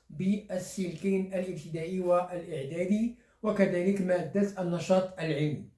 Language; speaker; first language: Arabic; native; Arabic